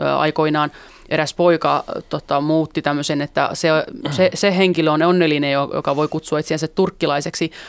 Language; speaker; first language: Finnish; early bilingual, other home language; Kurdish